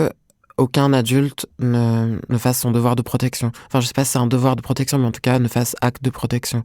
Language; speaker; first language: French; non-native, local second language; Arabic